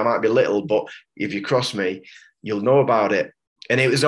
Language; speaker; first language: English; native; English